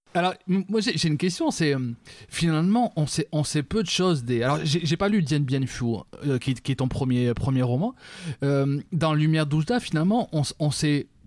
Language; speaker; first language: French; native; French